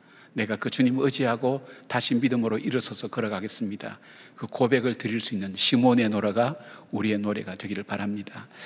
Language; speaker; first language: Korean; native; Korean